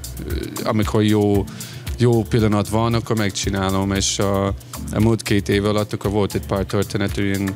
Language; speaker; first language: Hungarian; non-native, fluent; English